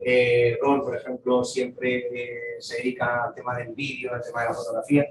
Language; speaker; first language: Spanish; native; Spanish